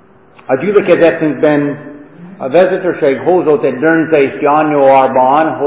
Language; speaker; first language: Hungarian; non-native, fluent; English